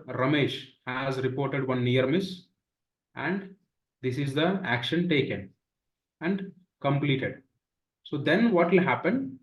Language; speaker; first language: English; non-native, local second language; Telugu